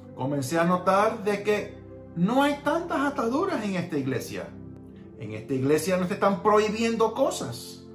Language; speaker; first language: Spanish; early bilingual, heritage; Spanish